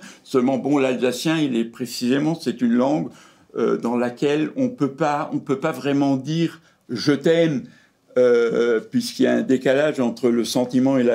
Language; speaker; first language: French; native; French